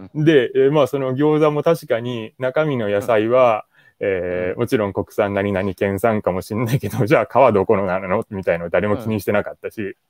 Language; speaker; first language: Japanese; native; Japanese